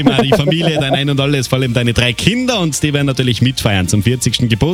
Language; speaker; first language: German; native; German